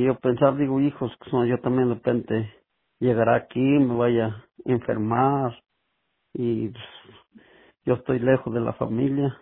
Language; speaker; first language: Spanish; native; Spanish